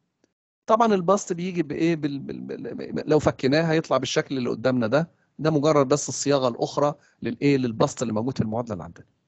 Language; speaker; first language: Arabic; native; Arabic